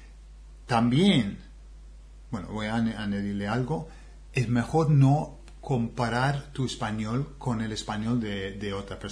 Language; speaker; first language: Spanish; non-native, fluent; English